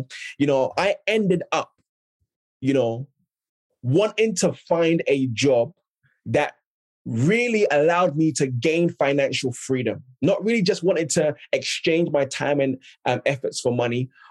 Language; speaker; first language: English; native; English